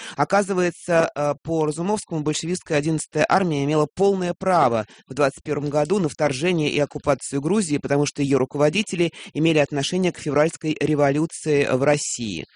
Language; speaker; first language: Russian; native; Russian